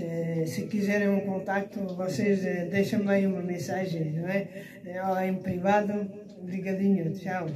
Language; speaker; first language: Portuguese; early bilingual, heritage; Portuguese